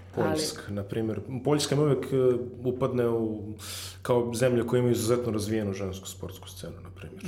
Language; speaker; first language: Serbian; native; Serbian